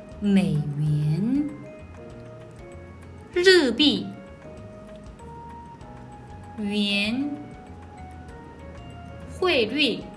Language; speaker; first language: Chinese; non-native, learner; Korean